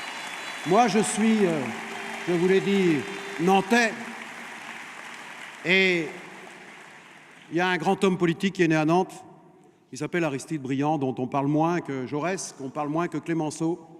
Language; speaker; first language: French; native; French